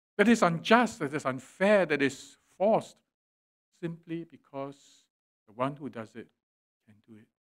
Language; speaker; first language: English; native; English